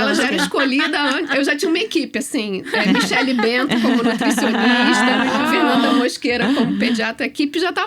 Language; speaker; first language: Portuguese; native; Portuguese